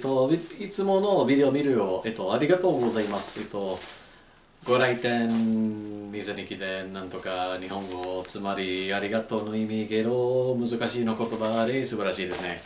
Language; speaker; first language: Japanese; non-native, learner; English